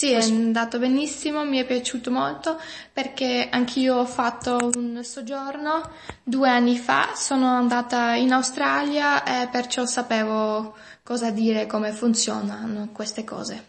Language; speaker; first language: Italian; non-native, fluent; German